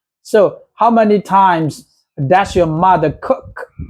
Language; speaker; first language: English; non-native, fluent; Burmese